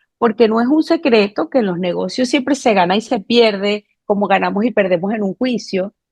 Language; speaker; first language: Spanish; native; Spanish